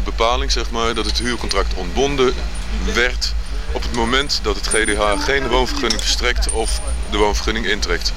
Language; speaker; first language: Dutch; native; Dutch